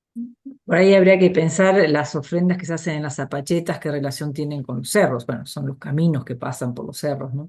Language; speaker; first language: Spanish; native; Spanish